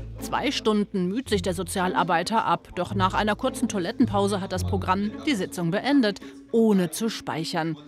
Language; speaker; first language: German; native; German